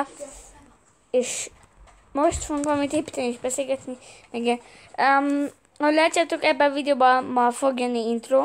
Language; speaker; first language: Hungarian; early bilingual, heritage; Hungarian